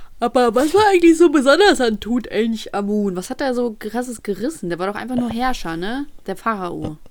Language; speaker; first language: German; early bilingual, other home language; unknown